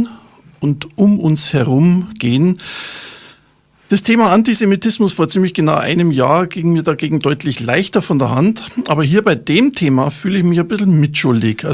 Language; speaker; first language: German; native; German